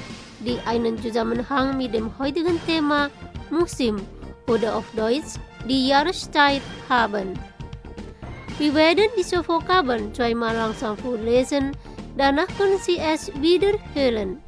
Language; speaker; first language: German; non-native, fluent; Indonesian